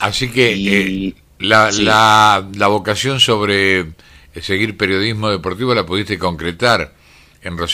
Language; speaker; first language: Spanish; native; Spanish